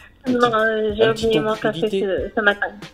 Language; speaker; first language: French; non-native, learner; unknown